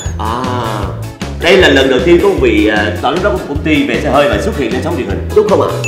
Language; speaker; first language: Vietnamese; native; Vietnamese